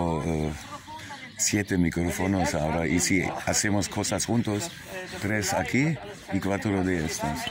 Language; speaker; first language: Spanish; non-native, learner; German